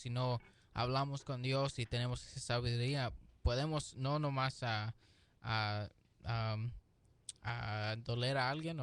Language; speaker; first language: Spanish; early bilingual, heritage; Spanish